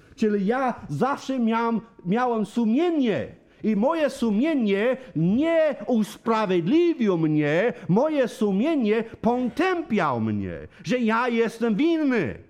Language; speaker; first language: Polish; non-native, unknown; English